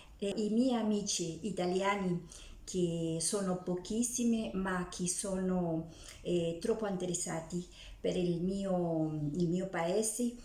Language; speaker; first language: Italian; non-native, learner; Spanish